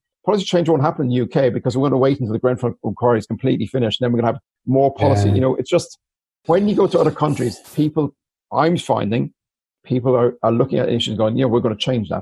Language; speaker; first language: English; native; English